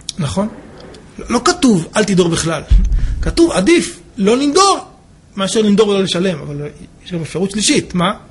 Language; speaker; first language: Hebrew; native; Hebrew